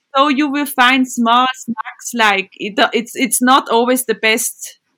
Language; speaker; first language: English; non-native, fluent; Swiss German